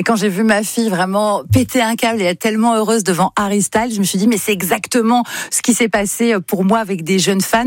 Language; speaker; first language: French; native; French